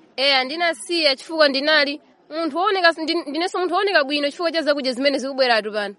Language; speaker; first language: Nyanja; non-native, local second language; Tumbuka